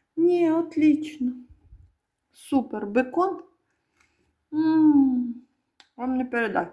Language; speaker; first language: Ukrainian; native; Ukrainian